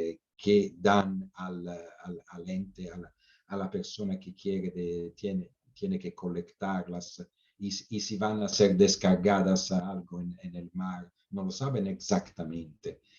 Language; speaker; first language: Spanish; non-native, fluent; Italian